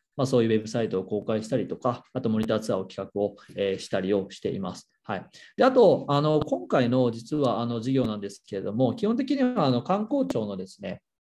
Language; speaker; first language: Japanese; native; Japanese